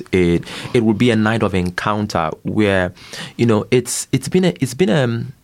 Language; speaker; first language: English; non-native, local second language; Ibibio